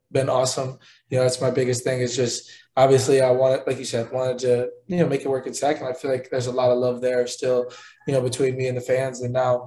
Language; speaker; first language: English; native; English